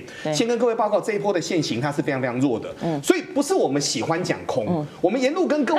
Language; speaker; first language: Chinese; native; Chinese